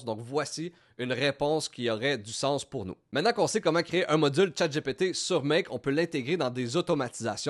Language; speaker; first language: French; native; French